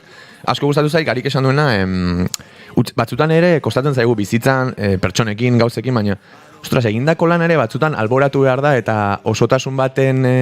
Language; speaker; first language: Basque; native; Basque